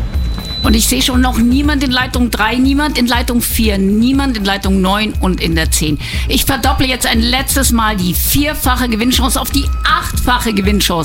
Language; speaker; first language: German; native; German